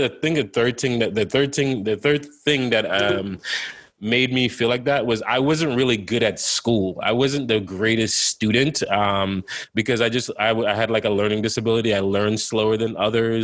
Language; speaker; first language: English; native; English